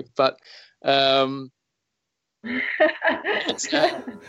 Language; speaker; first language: English; native; English